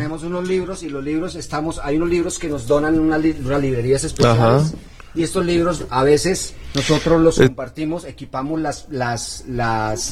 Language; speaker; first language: Spanish; native; Spanish